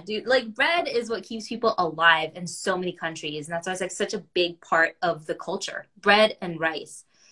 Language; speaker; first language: English; early bilingual, other home language; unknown